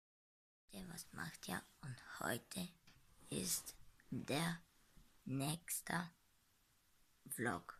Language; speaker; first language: German; non-native, learner; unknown